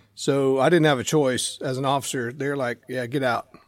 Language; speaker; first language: English; native; English